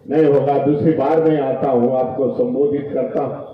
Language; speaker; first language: Hindi; non-native, local second language; Marathi